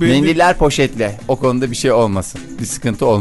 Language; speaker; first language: Turkish; native; Turkish